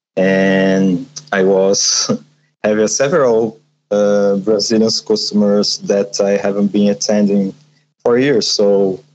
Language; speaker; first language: English; non-native, learner; Portuguese